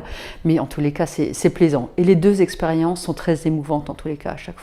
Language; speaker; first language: French; native; French